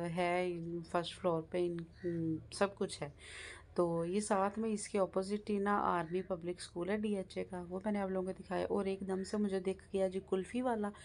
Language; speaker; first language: Urdu; native; Urdu